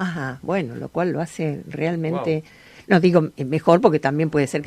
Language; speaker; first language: Spanish; native; Spanish